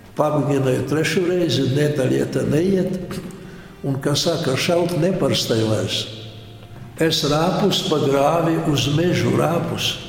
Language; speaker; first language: Latvian; non-native, local second language; Polish